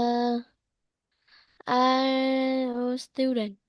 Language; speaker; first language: English; non-native, learner; Vietnamese